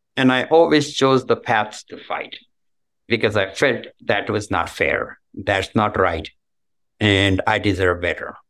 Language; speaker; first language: English; non-native, local second language; Marathi